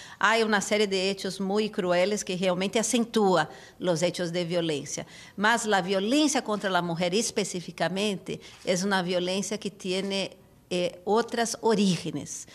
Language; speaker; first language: Portuguese; native; Portuguese